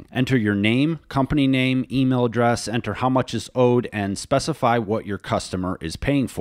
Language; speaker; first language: English; native; English